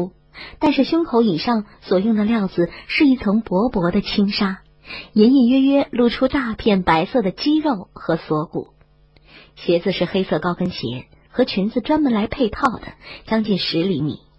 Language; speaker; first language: Chinese; native; Chinese